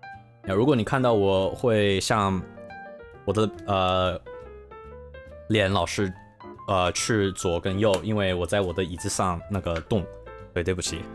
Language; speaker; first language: Chinese; non-native, learner; English